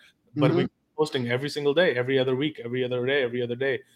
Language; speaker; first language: English; non-native, local second language; Hindi